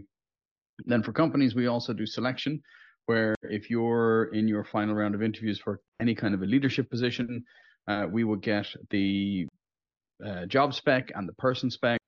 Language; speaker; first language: English; native; English